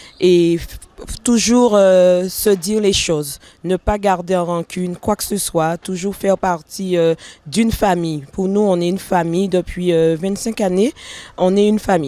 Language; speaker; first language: French; native; French